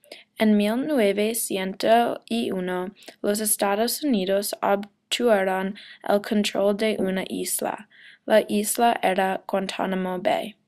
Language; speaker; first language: Spanish; non-native, learner; English